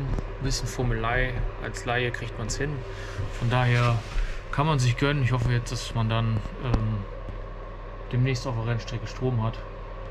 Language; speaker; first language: German; native; German